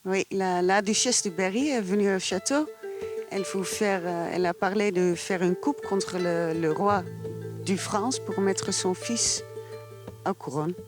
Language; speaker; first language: French; non-native, fluent; Dutch